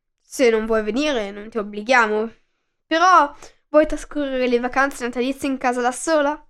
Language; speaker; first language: Italian; native; Italian